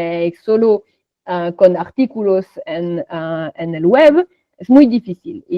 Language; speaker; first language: Spanish; non-native, fluent; French